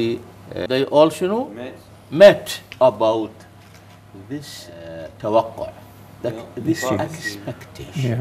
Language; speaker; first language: English; non-native, fluent; Arabic